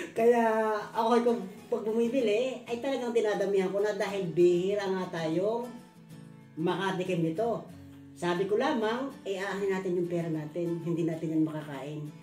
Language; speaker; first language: Filipino; native; Filipino